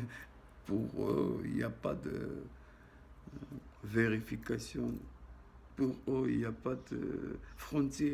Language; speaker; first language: French; non-native, learner; Armenian